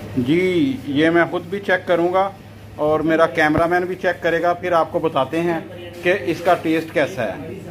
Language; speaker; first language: Urdu; non-native, local second language; Punjabi